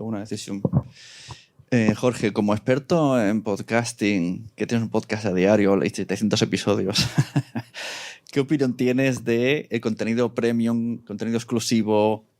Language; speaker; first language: Spanish; native; Spanish